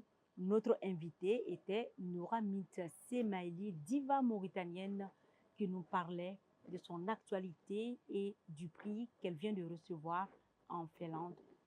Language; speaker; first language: French; non-native, local second language; Arabic